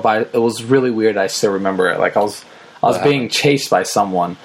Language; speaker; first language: English; early bilingual, other home language; Japanese